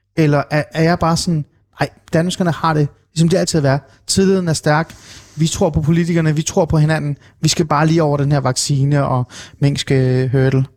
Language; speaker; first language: Danish; non-native, local second language; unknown